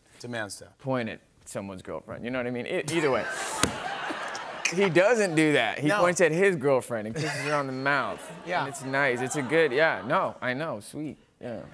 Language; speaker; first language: English; native; English